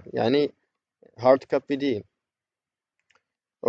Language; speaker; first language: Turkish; non-native, fluent; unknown